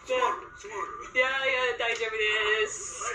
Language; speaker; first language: Japanese; non-native, learner; English